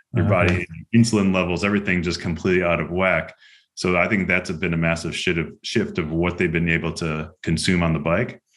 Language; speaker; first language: English; native; English